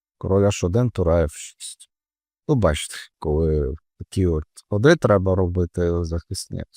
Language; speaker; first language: Ukrainian; non-native, local second language; Russian